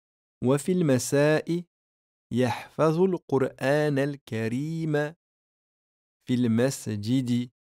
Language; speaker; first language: Arabic; non-native, fluent; French